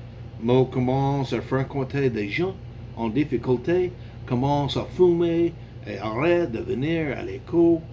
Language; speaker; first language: French; non-native, learner; English